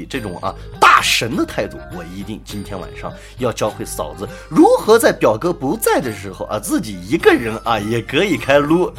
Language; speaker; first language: Chinese; native; Chinese